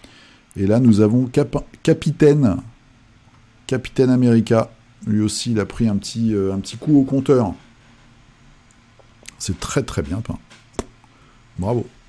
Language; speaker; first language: French; native; French